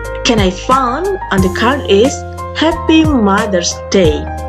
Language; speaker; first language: English; non-native, fluent; Indonesian